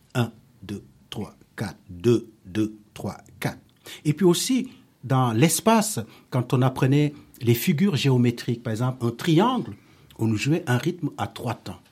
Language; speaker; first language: French; non-native, local second language; Wolof